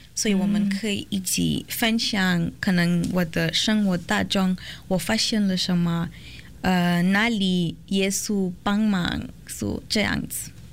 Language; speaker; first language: Chinese; non-native, learner; Portuguese